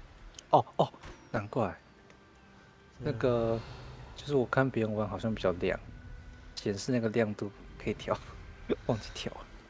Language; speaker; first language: Chinese; native; Chinese